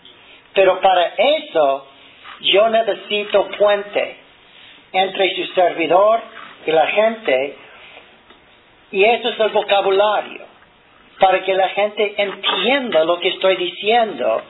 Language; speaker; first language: Spanish; non-native, fluent; English